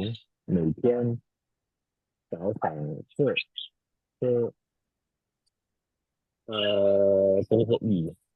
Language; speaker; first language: Chinese; non-native, learner; Indonesian